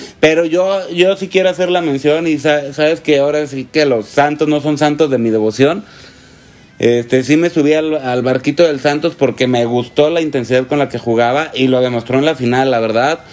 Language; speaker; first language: Spanish; native; Spanish